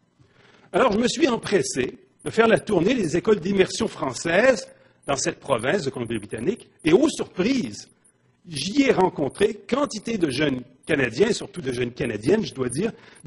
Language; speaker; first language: French; native; French